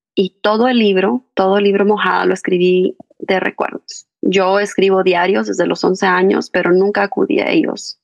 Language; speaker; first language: Spanish; native; Spanish